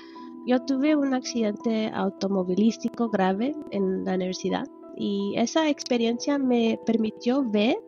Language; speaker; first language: Spanish; early bilingual, heritage; Spanish